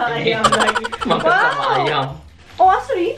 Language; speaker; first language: Indonesian; non-native, fluent; Japanese